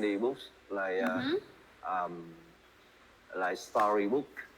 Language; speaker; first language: English; non-native, learner; Vietnamese